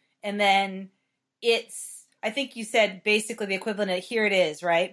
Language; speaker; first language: English; native; English